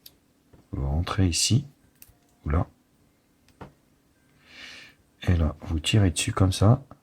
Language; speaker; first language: French; native; French